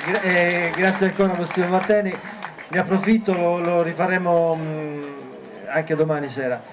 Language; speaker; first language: Italian; native; Italian